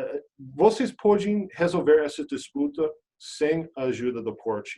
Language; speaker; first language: Portuguese; non-native, fluent; English